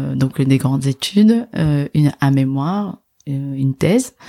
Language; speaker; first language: French; non-native, local second language; Arabic